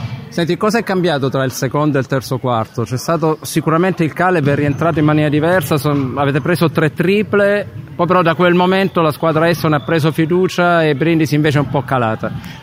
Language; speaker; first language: Italian; native; Italian